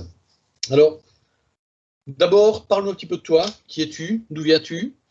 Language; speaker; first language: French; native; French